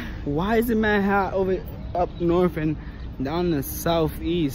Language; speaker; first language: English; non-native, local second language; Spanish